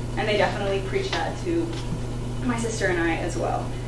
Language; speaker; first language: English; native; English